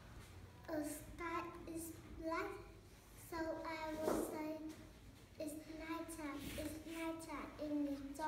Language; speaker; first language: English; non-native, learner; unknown